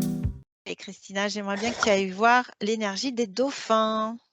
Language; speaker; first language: French; native; French